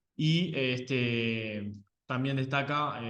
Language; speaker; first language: Spanish; native; Spanish